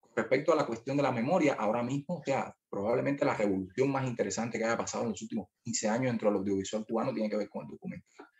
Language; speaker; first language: Spanish; native; Spanish